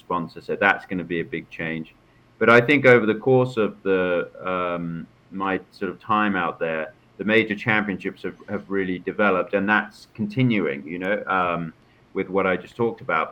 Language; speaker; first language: English; native; English